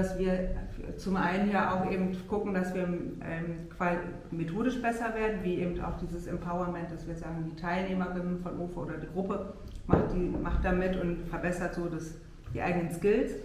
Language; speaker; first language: German; native; German